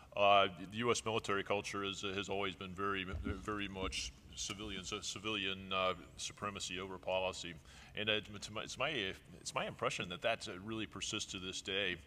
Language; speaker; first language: English; native; English